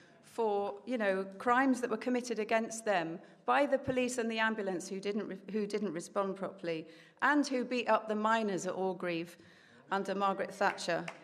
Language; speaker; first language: English; native; English